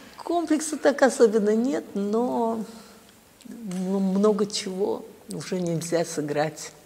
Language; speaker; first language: Russian; native; Russian